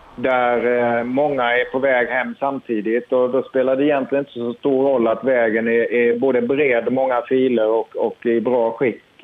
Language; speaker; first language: Swedish; native; Swedish